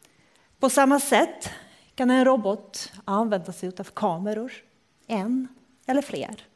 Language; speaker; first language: Swedish; non-native, fluent; Croatian